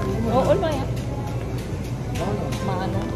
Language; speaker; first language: Korean; non-native, learner; Filipino